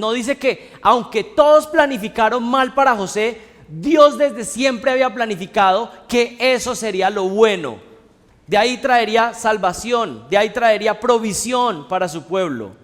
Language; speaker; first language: Spanish; native; Spanish